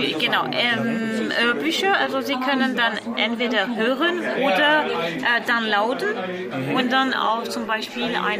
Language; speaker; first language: German; non-native, learner; French